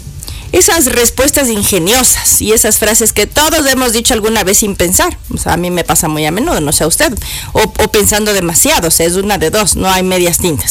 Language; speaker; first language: Spanish; native; Spanish